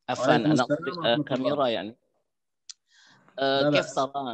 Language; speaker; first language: Arabic; non-native, fluent; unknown